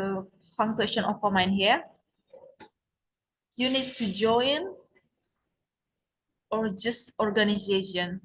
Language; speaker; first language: English; non-native, learner; Indonesian